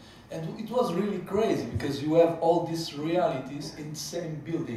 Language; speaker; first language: English; non-native, fluent; Portuguese